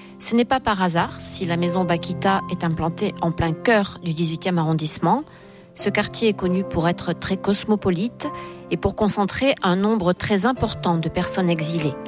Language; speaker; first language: French; native; French